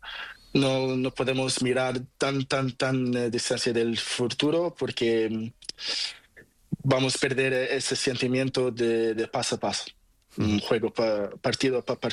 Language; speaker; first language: Spanish; non-native, learner; Portuguese